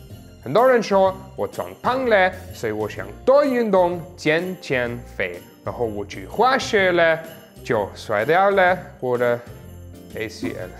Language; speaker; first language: Chinese; non-native, fluent; German